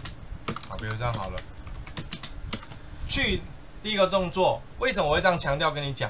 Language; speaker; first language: Chinese; native; Chinese